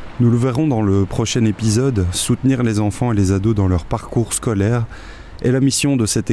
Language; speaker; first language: French; native; French